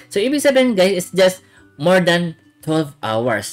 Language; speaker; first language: English; non-native, local second language; Filipino